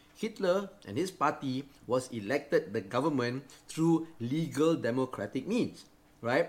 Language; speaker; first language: English; non-native, local second language; Malay